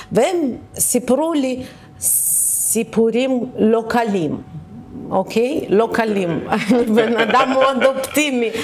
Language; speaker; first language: Hebrew; early bilingual, other home language; Russian